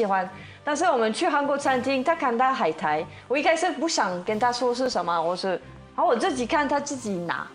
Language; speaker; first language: Chinese; non-native, fluent; French